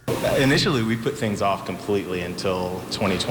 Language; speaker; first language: English; native; English